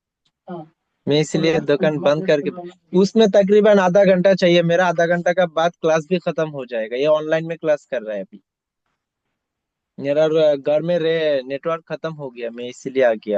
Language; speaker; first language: Hindi; non-native, local second language; Bangla